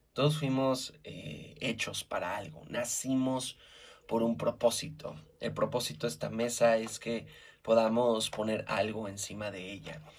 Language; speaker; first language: Spanish; native; Spanish